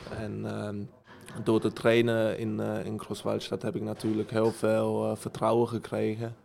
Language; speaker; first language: Dutch; early bilingual, heritage; Dutch